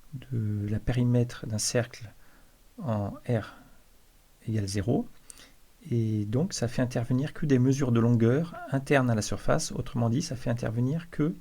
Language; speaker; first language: French; native; French